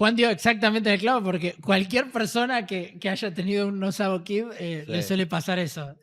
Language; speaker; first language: Spanish; native; Spanish